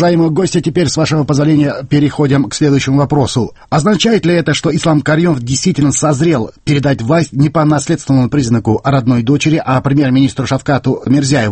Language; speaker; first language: Russian; non-native, local second language; Kazakh